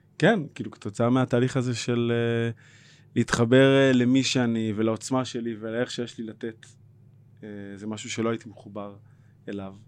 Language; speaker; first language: Hebrew; native; Hebrew